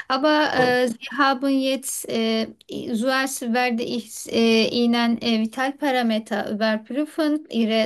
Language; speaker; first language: German; non-native, learner; Turkish